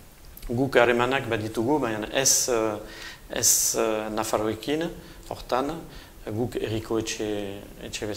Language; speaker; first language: Basque; native; Basque